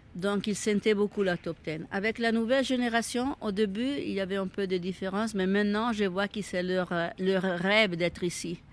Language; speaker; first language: French; non-native, fluent; Italian